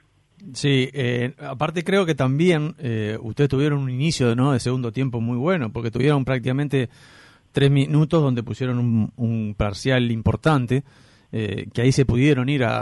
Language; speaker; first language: Spanish; native; Spanish